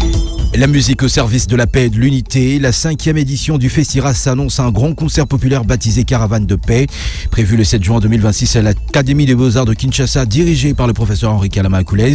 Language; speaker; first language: French; non-native, local second language; Lingala